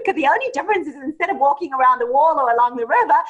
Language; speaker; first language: English; native; English